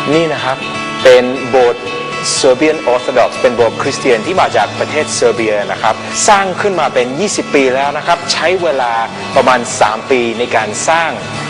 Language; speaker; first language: Thai; non-native, fluent; English